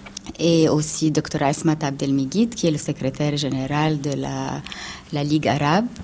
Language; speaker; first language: French; non-native, fluent; Arabic